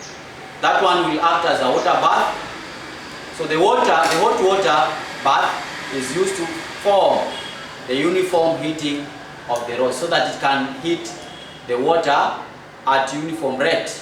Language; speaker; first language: English; non-native, local second language; Swahili